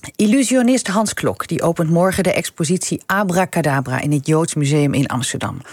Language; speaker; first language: Dutch; native; Dutch